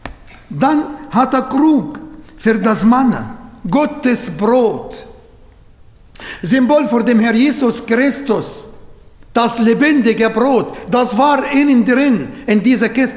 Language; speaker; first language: German; non-native, fluent; Arabic